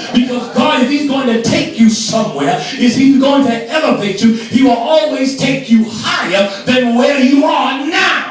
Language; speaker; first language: English; native; English